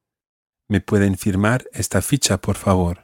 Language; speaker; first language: Spanish; non-native, fluent; English